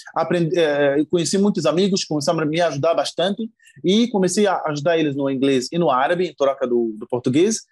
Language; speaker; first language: Portuguese; non-native, fluent; Arabic